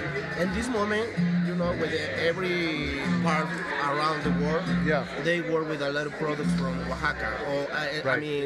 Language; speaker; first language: English; non-native, learner; Spanish